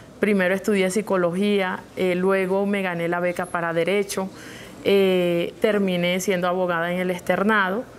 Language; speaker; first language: Spanish; non-native, local second language; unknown